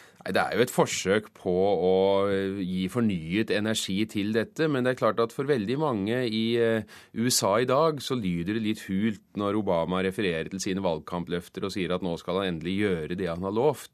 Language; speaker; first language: Norwegian; native; Norwegian